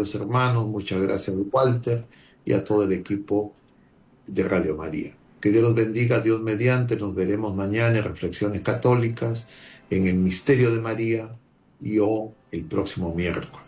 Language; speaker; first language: Spanish; native; Spanish